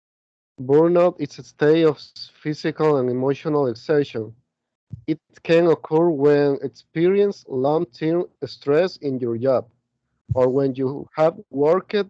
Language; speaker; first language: English; non-native, learner; Spanish